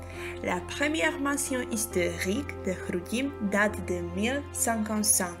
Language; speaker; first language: French; non-native, learner; Czech